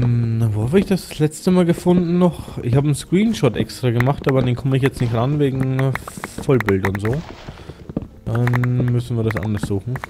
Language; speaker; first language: German; native; German